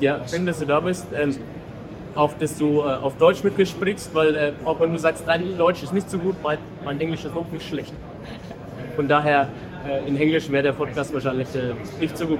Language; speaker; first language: German; native; German